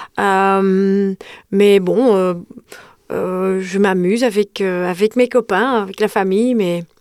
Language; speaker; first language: French; non-native, local second language; Dutch